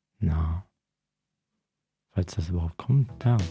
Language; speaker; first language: German; native; German